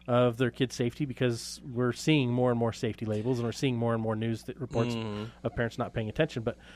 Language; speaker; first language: English; native; English